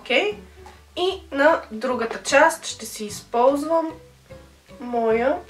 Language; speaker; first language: Bulgarian; native; Bulgarian